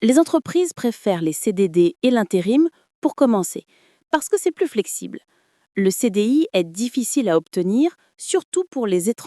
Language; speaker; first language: French; non-native, fluent; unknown